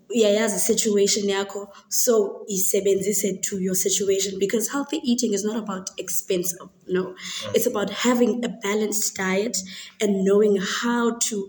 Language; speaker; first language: English; non-native, local second language; Xhosa